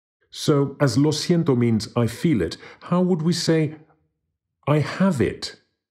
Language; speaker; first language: English; native; English